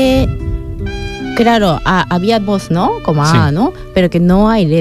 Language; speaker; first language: Spanish; non-native, fluent; Japanese